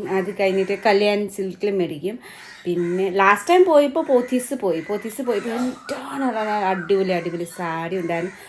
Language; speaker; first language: Malayalam; native; Malayalam